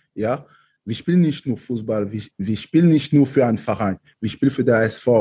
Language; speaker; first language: German; non-native, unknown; French